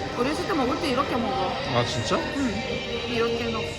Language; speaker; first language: Korean; non-native, learner; Turkish